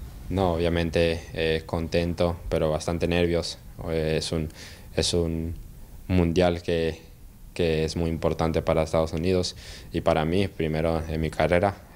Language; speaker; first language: Spanish; early bilingual, heritage; Spanish